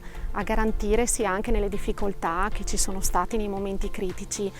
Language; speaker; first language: Italian; native; Italian